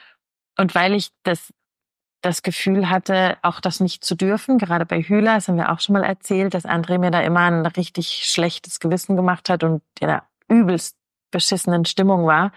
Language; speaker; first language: German; native; German